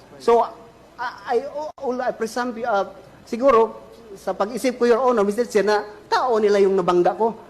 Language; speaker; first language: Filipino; non-native, local second language; Cebuano